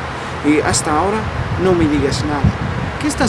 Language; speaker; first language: Spanish; non-native, learner; Arabic